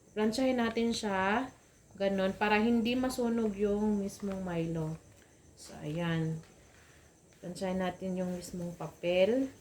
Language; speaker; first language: Filipino; native; Filipino